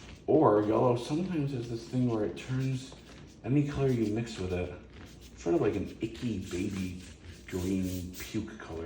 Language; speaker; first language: English; native; English